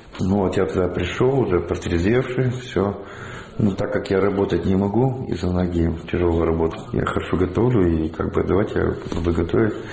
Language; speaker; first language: Russian; native; Russian